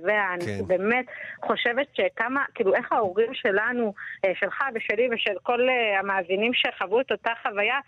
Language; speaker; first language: Hebrew; native; Hebrew